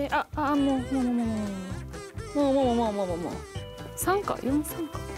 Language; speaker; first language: Japanese; native; Japanese